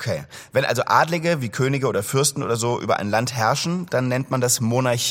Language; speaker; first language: German; native; German